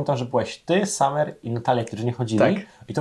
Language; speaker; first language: Polish; native; Polish